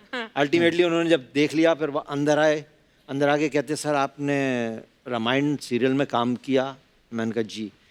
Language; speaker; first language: Hindi; native; Hindi